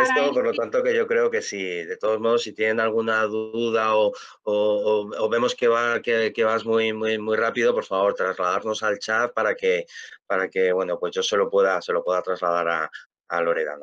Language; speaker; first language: Spanish; native; Spanish